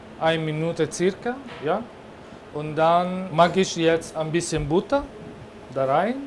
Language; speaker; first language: German; non-native, learner; Italian